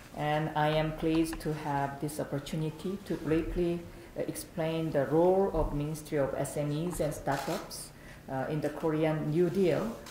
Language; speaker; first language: English; non-native, fluent; Korean